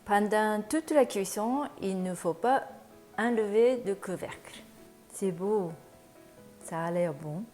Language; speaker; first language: French; non-native, learner; Japanese